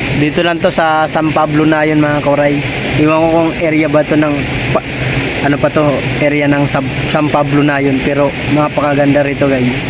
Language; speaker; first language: Filipino; non-native, local second language; Waray